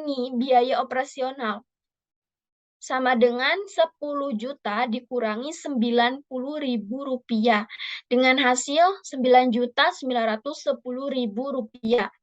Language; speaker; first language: Indonesian; native; Indonesian